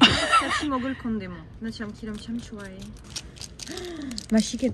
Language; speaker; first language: Korean; non-native, fluent; French